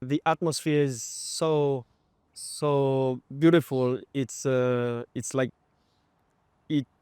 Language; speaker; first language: English; non-native, fluent; French